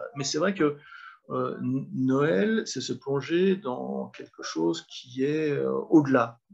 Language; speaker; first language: French; native; French